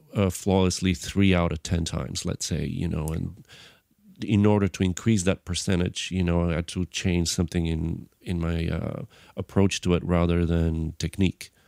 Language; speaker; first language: English; non-native, fluent; Bulgarian